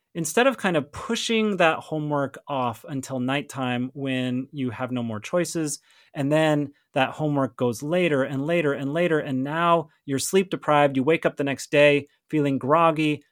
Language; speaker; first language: English; native; English